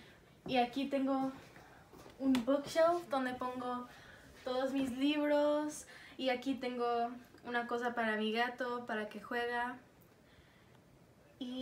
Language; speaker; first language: Spanish; early bilingual, heritage; Spanish